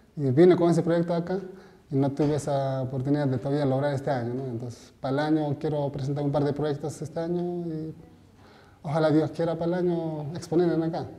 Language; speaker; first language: Spanish; native; Spanish